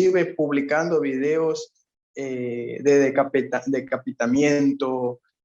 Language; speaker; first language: Spanish; native; Spanish